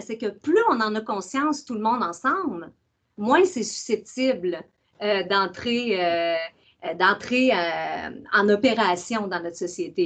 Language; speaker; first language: French; native; French